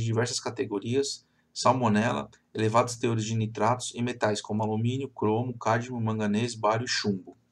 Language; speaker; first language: Portuguese; native; Portuguese